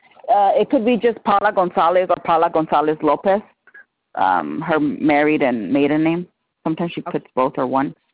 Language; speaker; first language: English; early bilingual, other home language; Spanish